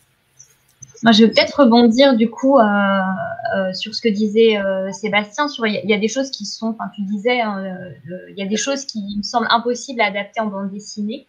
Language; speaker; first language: French; native; French